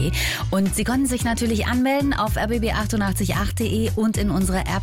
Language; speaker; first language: German; native; German